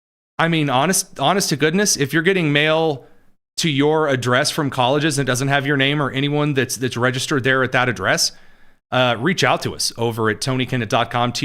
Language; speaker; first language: English; native; English